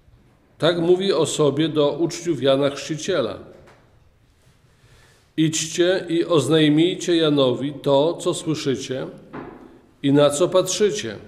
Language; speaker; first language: Polish; native; Polish